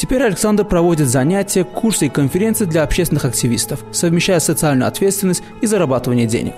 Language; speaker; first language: Russian; non-native, local second language; Azerbaijani